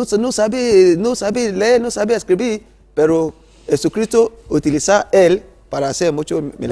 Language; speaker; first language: Spanish; non-native, learner; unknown